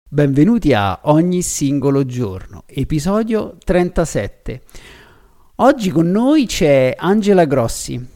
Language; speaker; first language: Italian; native; Italian